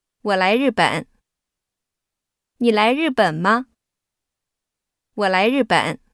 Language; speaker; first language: Chinese; non-native, learner; Korean